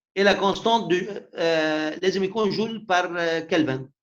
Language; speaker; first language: French; non-native, local second language; Arabic